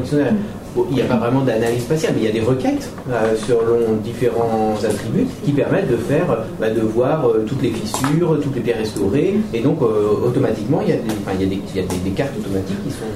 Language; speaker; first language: French; native; French